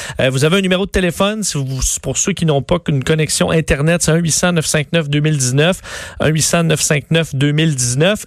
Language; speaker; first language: French; native; French